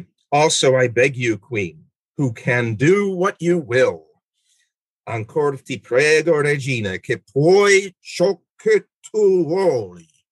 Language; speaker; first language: Italian; non-native, fluent; English